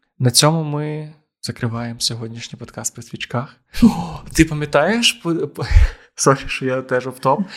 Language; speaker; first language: Ukrainian; native; Ukrainian